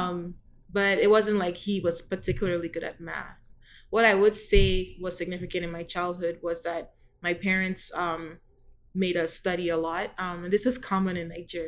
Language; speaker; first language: English; non-native, local second language; Igbo